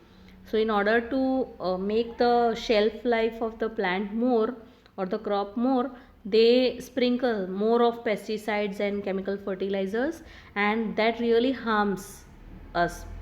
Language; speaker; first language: English; non-native, local second language; Hindi